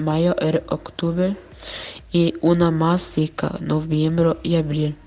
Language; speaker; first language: Spanish; non-native, learner; Portuguese